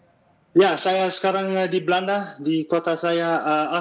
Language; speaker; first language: Indonesian; non-native, fluent; Dutch